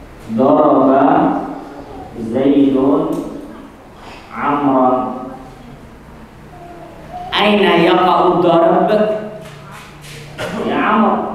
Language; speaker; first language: Arabic; non-native, fluent; Indonesian